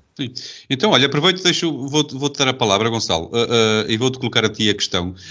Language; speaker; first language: Portuguese; native; Portuguese